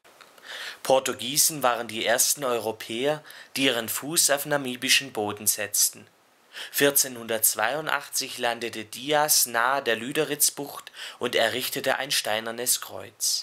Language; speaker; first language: German; native; German